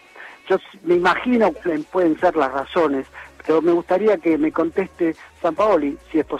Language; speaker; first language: Spanish; native; Spanish